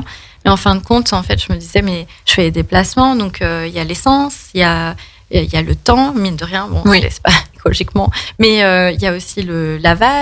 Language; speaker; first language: French; native; French